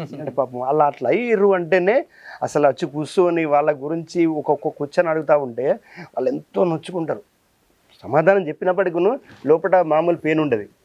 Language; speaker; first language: Telugu; native; Telugu